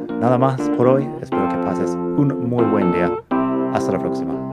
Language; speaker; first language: Spanish; non-native, fluent; English